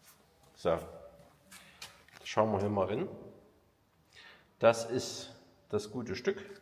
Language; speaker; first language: German; native; German